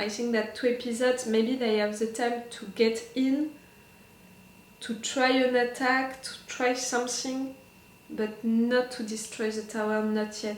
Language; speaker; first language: English; non-native, fluent; French